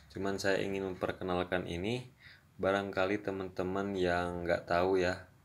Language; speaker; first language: Indonesian; non-native, local second language; Sundanese